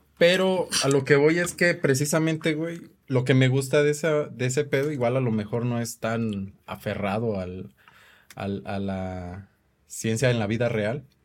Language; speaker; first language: Spanish; native; Spanish